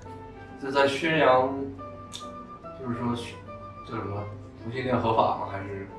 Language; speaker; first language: Chinese; native; Chinese